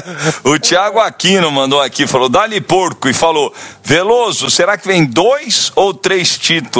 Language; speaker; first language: Portuguese; native; Portuguese